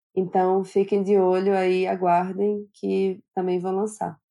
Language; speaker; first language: Portuguese; native; Portuguese